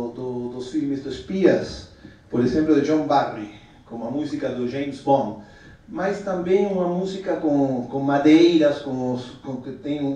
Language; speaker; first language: Portuguese; non-native, fluent; Spanish